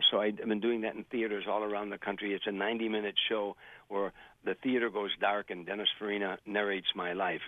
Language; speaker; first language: English; native; English